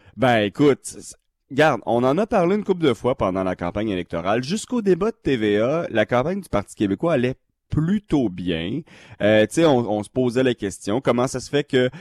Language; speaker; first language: French; native; French